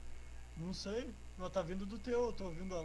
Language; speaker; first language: Portuguese; native; Portuguese